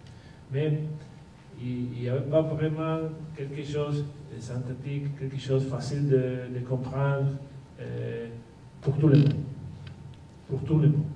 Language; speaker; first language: French; non-native, fluent; Basque